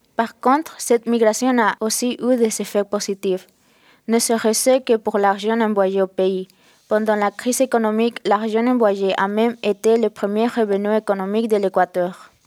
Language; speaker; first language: French; non-native, fluent; Spanish